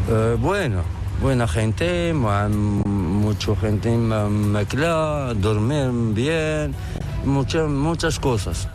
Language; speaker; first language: Spanish; non-native, learner; Arabic